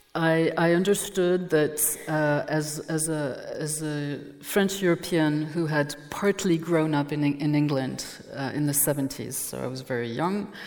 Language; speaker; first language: English; non-native, fluent; French